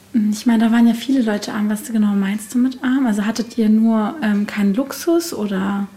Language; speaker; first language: German; native; German